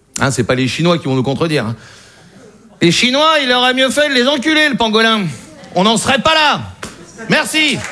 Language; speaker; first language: French; native; French